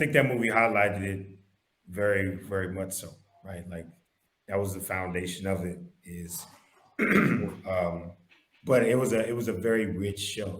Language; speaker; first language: English; native; English